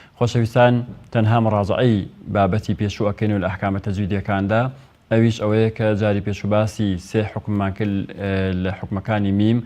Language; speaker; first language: Central Kurdish; native; Central Kurdish